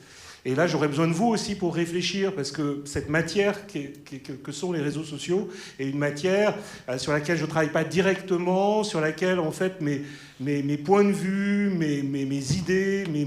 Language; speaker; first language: French; native; French